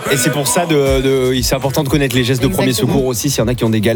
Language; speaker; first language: French; native; French